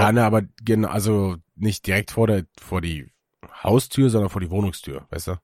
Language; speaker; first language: German; native; German